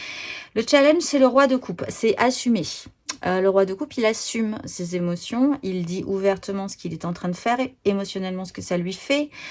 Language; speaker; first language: French; native; French